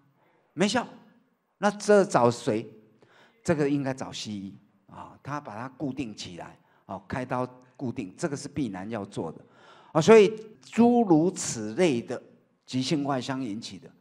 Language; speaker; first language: Chinese; native; Chinese